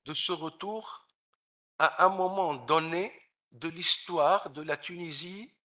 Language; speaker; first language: French; non-native, local second language; Arabic